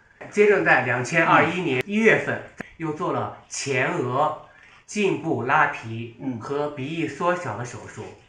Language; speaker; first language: Chinese; native; Chinese